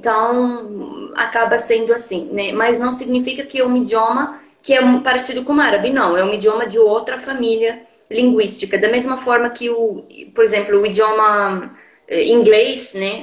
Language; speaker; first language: Portuguese; non-native, fluent; Arabic